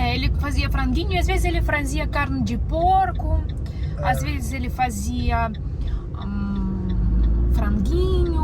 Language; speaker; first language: Portuguese; non-native, learner; Russian